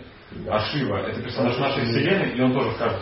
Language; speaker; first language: Russian; native; Russian